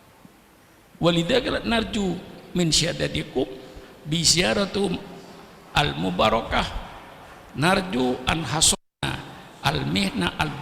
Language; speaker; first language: Arabic; non-native, fluent; Indonesian